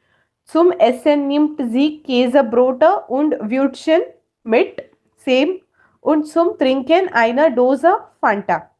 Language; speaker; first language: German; non-native, fluent; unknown